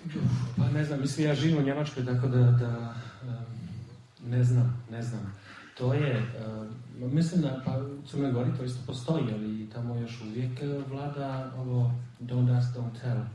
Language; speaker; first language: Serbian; early bilingual, heritage; Serbian